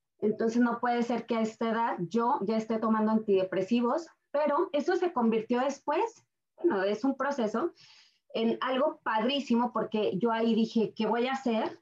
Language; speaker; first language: Spanish; native; Spanish